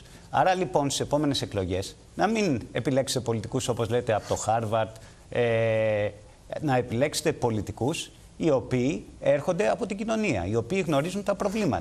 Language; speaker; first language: Greek; native; Greek